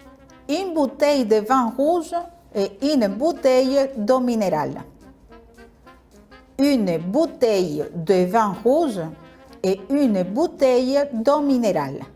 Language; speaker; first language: French; non-native, fluent; Spanish